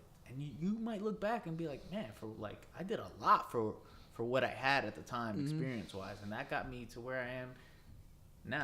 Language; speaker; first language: English; native; English